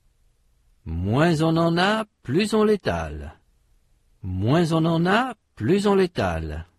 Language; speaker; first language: French; native; French